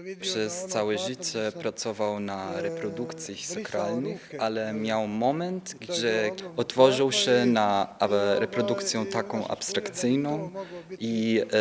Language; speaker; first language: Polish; non-native, learner; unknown